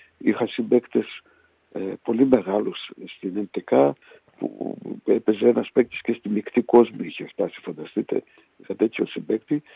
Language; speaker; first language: Greek; early bilingual, heritage; Greek